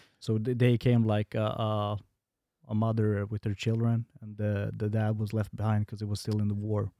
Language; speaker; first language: English; non-native, fluent; Bosnian